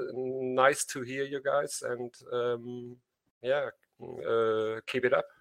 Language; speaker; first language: English; non-native, learner; German